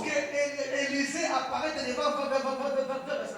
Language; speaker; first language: French; non-native, local second language; Lingala